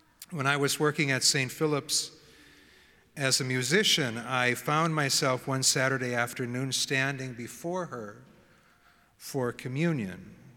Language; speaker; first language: English; native; English